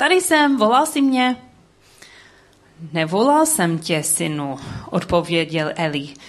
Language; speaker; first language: Czech; non-native, learner; English